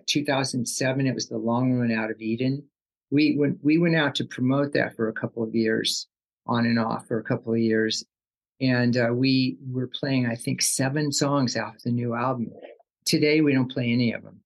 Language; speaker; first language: English; native; English